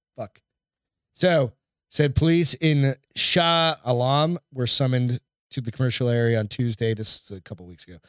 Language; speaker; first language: English; native; English